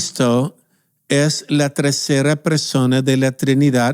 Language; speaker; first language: Spanish; non-native, fluent; English